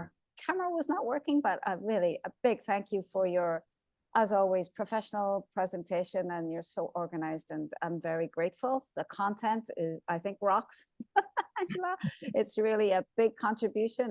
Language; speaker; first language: English; native; English